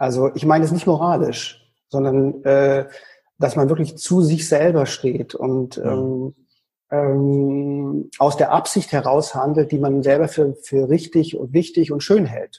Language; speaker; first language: German; native; German